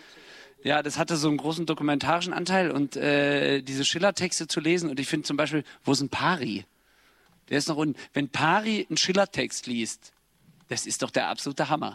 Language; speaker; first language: German; native; German